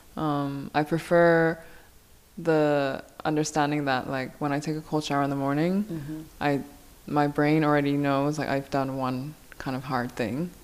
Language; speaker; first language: English; non-native, local second language; Korean